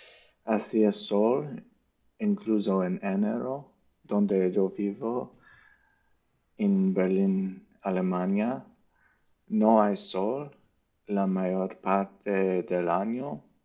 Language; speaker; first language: Spanish; non-native, learner; English